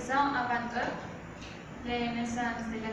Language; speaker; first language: French; non-native, learner; Spanish